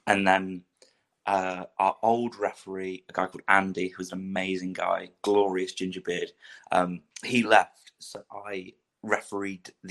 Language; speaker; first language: English; native; English